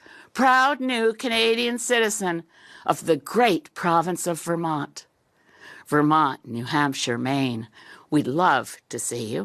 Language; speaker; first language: English; native; English